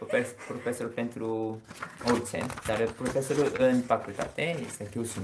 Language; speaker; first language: Romanian; non-native, learner; Korean